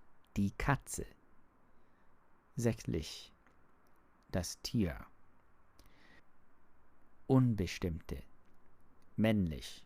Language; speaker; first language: German; non-native, learner; English